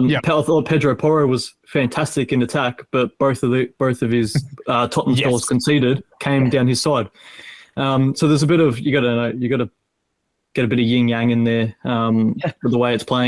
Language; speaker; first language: English; native; English